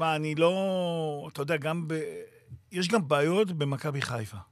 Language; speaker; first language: Hebrew; native; Hebrew